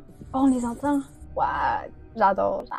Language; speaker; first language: French; native; French